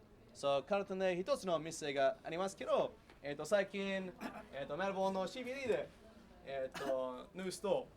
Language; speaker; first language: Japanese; non-native, learner; English